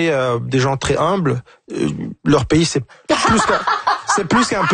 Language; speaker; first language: French; non-native, local second language; Kinyarwanda